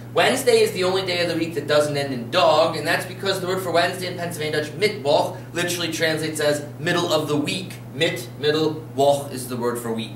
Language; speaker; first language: English; native; English